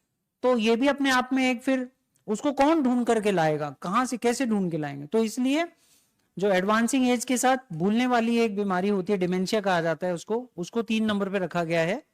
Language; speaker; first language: Hindi; native; Hindi